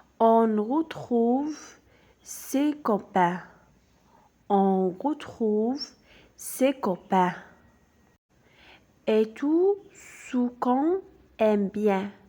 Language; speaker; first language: French; non-native, local second language; Arabic